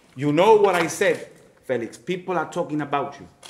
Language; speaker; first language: English; non-native, local second language; Spanish